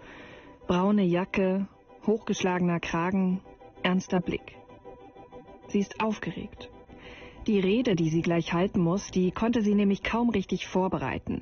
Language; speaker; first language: German; native; German